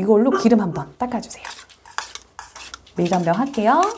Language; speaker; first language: Korean; native; Korean